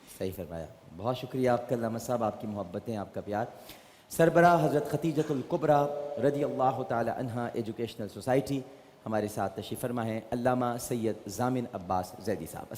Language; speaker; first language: Urdu; native; Urdu